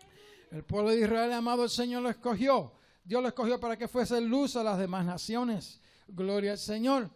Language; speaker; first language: Spanish; native; Spanish